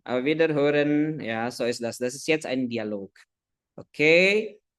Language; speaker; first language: German; non-native, fluent; Indonesian